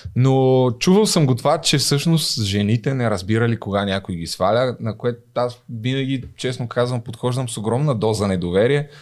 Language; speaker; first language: Bulgarian; native; Bulgarian